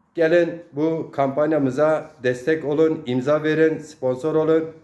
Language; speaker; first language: Turkish; non-native, local second language; Zaza